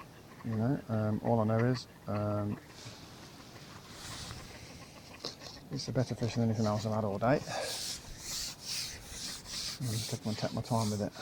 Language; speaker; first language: English; native; English